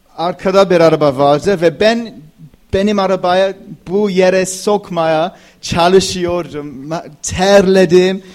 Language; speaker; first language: Turkish; non-native, fluent; English